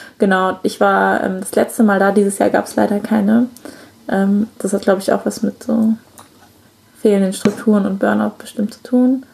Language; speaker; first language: German; early bilingual, other home language; Chinese